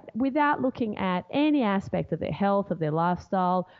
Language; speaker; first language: English; non-native, fluent; Portuguese